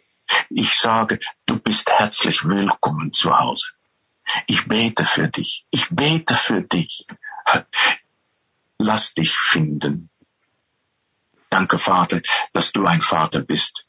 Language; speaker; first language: German; non-native, fluent; Dutch